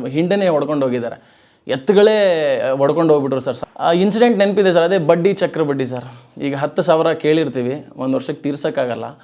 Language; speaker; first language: Kannada; non-native, local second language; Lambadi